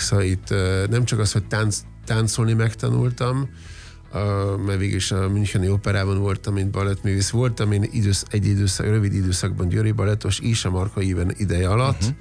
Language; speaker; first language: Hungarian; non-native, fluent; German